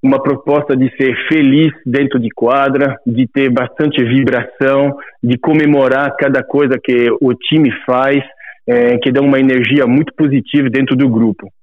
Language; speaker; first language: Portuguese; non-native, fluent; French